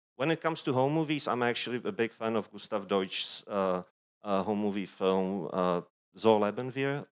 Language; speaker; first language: English; non-native, fluent; Czech